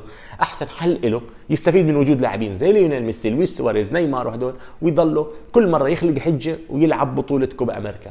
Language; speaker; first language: Arabic; native; Arabic